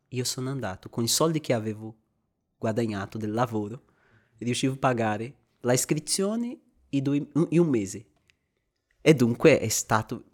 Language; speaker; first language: Italian; non-native, fluent; Portuguese